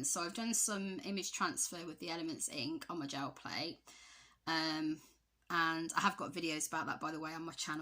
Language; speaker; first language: English; native; English